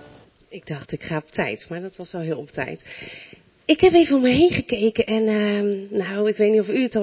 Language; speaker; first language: Dutch; native; Dutch